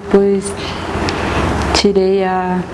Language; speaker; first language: Portuguese; non-native, local second language; Guarani